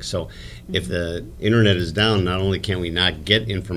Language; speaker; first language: English; native; English